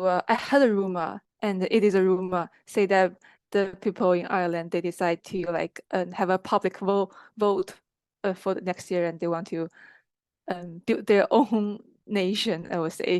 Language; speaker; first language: English; non-native, fluent; Chinese